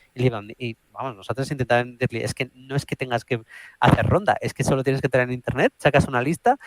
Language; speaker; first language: Spanish; native; Spanish